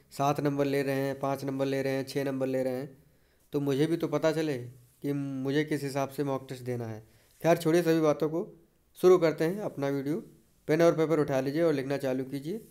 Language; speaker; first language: Hindi; native; Hindi